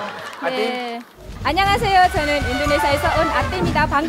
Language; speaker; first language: Korean; non-native, fluent; Indonesian